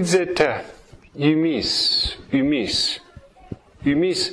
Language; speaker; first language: Greek; non-native, fluent; English